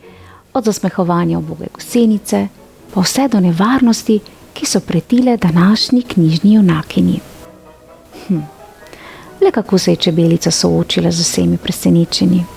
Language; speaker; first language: Slovenian; native; Slovenian